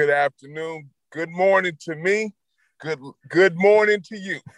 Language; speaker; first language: English; native; English